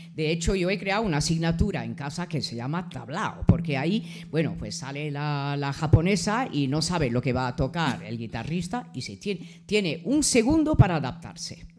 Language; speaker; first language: Spanish; non-native, fluent; English